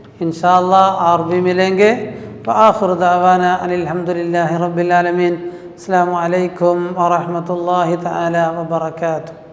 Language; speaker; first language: Urdu; non-native, local second language; Malayalam